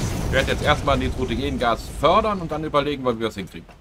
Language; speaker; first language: German; native; German